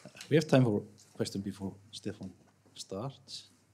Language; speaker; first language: English; non-native, fluent; Icelandic